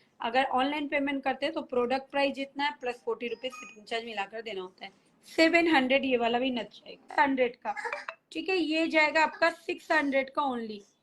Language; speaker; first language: Hindi; native; Hindi